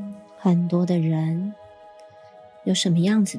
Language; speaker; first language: Chinese; native; Chinese